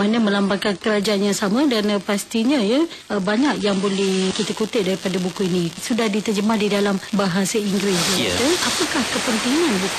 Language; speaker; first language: Malay; native; Malay